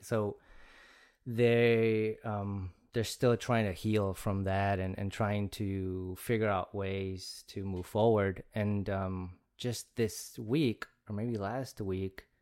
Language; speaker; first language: English; early bilingual, other home language; Spanish